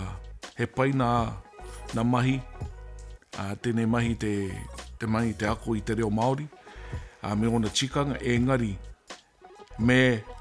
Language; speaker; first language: Māori; non-native, local second language; English